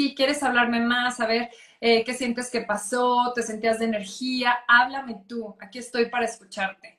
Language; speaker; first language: Spanish; native; Spanish